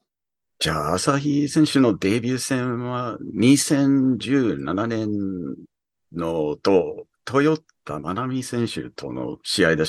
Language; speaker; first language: Japanese; early bilingual, heritage; English